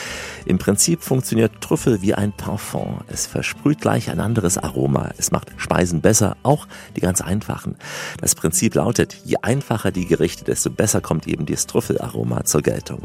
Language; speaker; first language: German; native; German